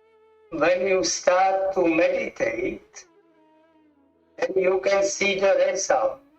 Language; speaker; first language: English; non-native, learner; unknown